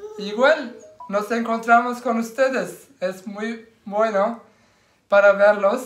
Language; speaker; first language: Spanish; non-native, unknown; Turkish